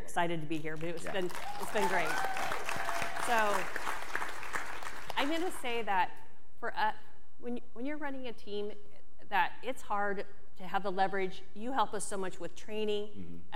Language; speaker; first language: English; native; English